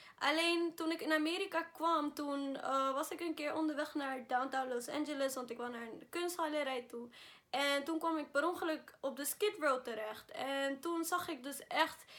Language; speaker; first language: Dutch; early bilingual, other home language; Spanish